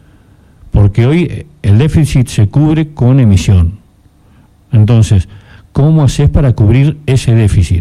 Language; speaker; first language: Spanish; native; Spanish